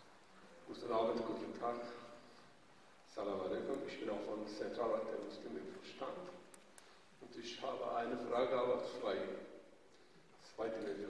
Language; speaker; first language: German; non-native, fluent; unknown